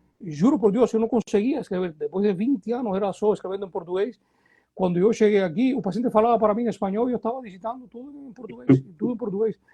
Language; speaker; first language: Portuguese; non-native, fluent; Spanish